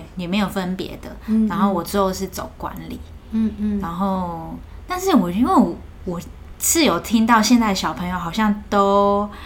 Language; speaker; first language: Chinese; native; Chinese